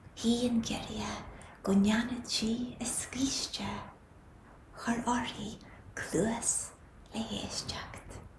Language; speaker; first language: Irish; native; Irish